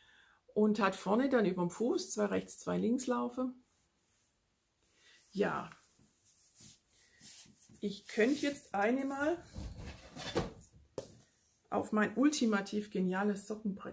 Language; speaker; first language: German; native; German